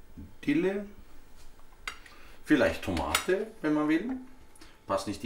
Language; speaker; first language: German; non-native, fluent; Swedish